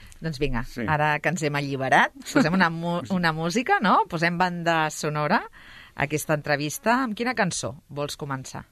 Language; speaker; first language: Catalan; native; Catalan